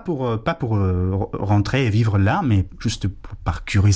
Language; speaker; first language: French; non-native, fluent; Spanish